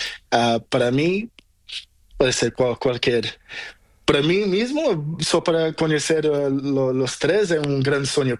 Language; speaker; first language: Spanish; non-native, learner; Portuguese